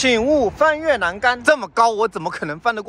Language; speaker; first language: Chinese; native; Chinese